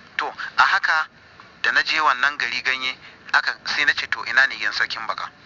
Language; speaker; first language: Hausa; native; Hausa